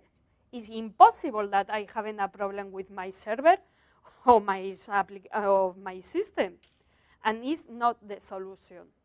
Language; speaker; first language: English; non-native, learner; Spanish